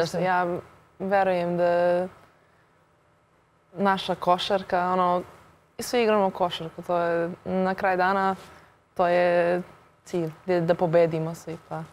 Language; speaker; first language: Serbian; early bilingual, heritage; Serbian